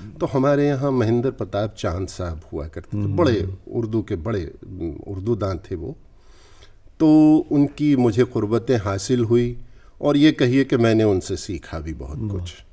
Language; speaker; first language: Urdu; non-native, local second language; Hindi